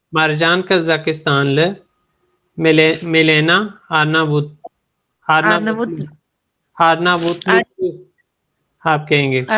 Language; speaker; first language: Turkish; non-native, fluent; Urdu